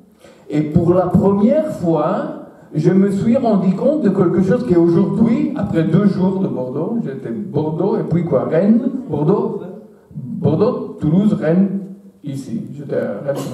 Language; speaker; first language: French; non-native, fluent; Italian